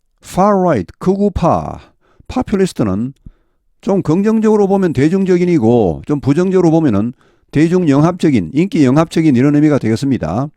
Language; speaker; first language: Korean; native; Korean